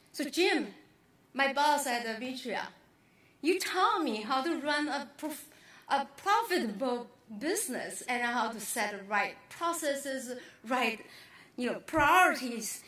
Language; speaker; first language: English; non-native, fluent; Chinese